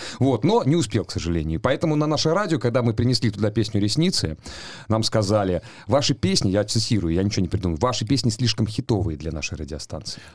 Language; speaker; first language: Russian; native; Russian